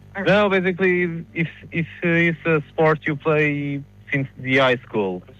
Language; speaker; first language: English; non-native, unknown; Portuguese